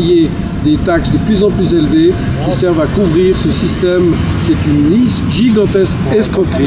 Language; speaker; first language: French; native; French